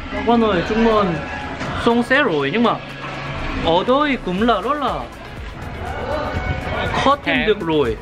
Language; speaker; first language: Vietnamese; non-native, learner; Korean